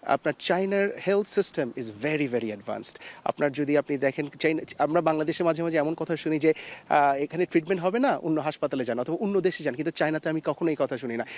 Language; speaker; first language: Bangla; native; Bangla